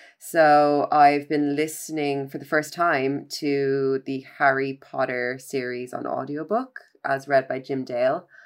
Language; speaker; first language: English; native; English